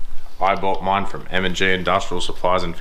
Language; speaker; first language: English; native; English